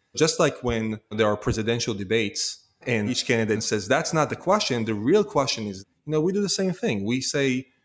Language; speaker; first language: English; non-native, fluent; Hebrew